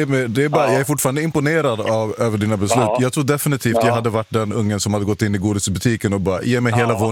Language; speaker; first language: Swedish; native; Swedish